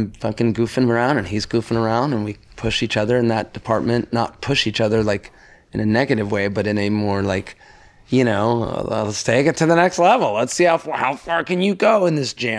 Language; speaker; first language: English; native; English